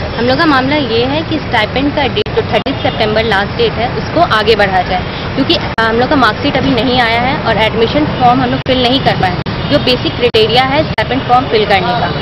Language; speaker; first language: Hindi; native; Hindi